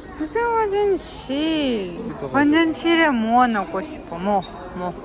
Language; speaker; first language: Korean; non-native, learner; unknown